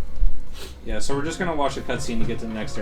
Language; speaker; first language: English; native; English